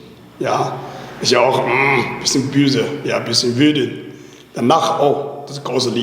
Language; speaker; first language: German; non-native, learner; Chinese